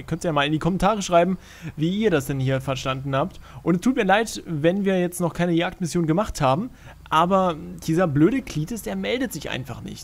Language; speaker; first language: German; native; German